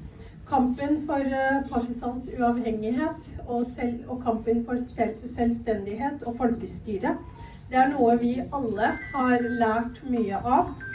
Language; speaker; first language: Norwegian; early bilingual, other home language; Urdu